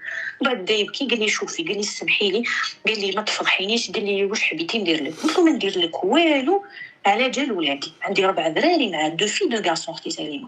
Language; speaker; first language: Arabic; native; Arabic